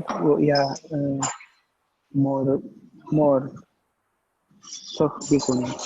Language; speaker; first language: Persian; non-native, learner; Urdu